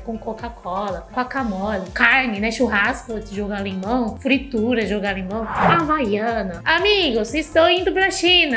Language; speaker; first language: Portuguese; non-native, learner; Chinese